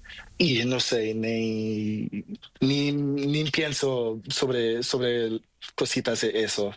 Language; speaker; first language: Spanish; non-native, learner; Portuguese